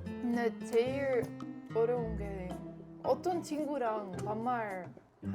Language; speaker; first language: Korean; non-native, learner; Dutch